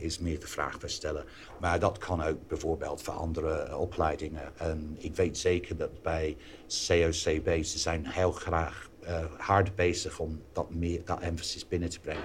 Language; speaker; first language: Dutch; non-native, fluent; English